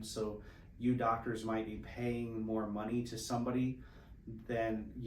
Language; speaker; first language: English; native; English